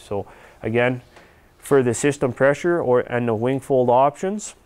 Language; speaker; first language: English; native; English